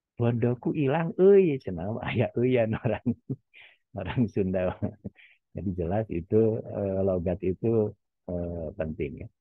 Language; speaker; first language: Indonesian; non-native, local second language; Javanese